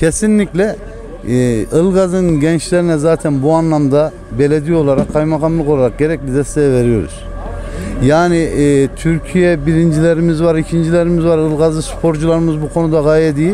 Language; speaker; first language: Turkish; native; Turkish